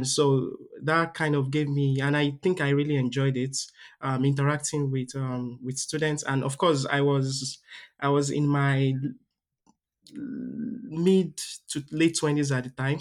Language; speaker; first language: English; non-native, local second language; Yoruba